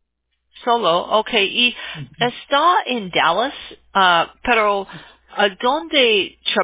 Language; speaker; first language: Spanish; non-native, learner; English